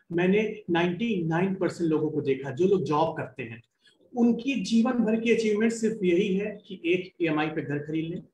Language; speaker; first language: Hindi; native; Hindi